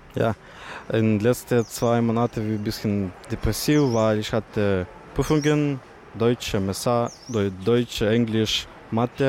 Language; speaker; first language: German; non-native, learner; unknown